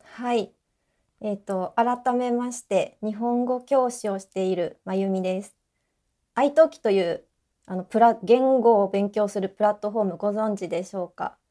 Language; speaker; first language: Japanese; native; Japanese